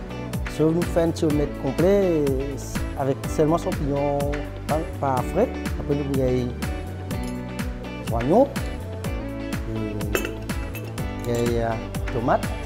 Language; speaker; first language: French; non-native, local second language; Morisyen